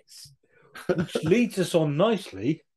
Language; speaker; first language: English; native; English